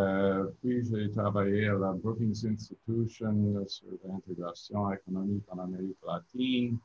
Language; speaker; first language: French; non-native, learner; English